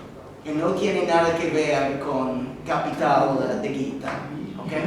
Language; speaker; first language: Spanish; non-native, fluent; English